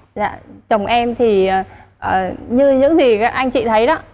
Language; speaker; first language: Vietnamese; native; Vietnamese